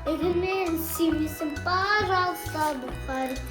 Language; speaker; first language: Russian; non-native, local second language; Kazakh